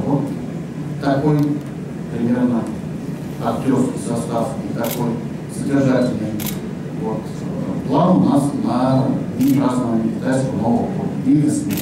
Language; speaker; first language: Russian; native; Russian